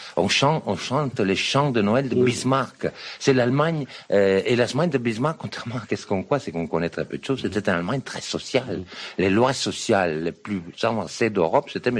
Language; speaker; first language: French; non-native, fluent; Serbian